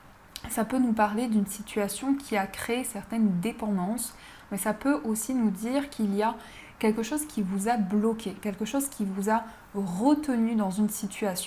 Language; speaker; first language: French; native; French